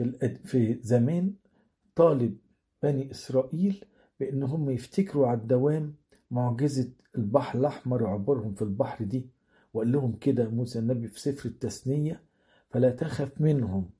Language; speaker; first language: Arabic; native; Arabic